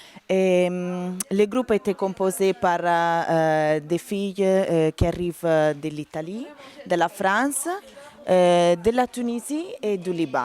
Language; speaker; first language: French; non-native, fluent; Italian